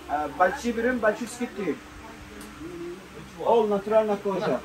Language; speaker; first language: Russian; non-native, learner; Turkish